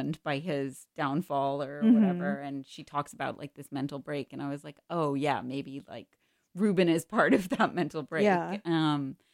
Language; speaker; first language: English; native; English